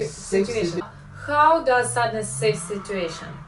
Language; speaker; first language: English; non-native, fluent; Russian